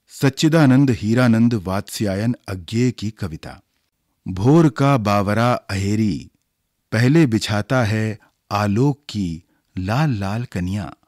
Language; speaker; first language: Hindi; native; Hindi